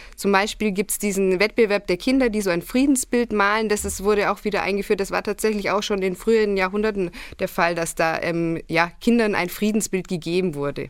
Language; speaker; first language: German; native; German